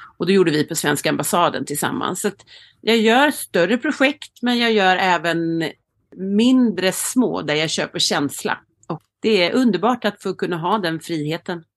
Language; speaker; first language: Swedish; native; Swedish